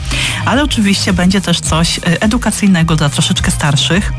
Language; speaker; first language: Polish; native; Polish